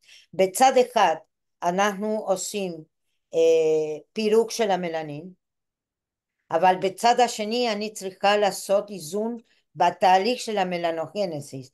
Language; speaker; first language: Hebrew; non-native, fluent; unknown